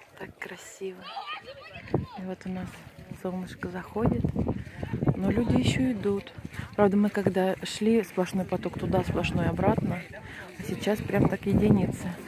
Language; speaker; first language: Russian; native; Russian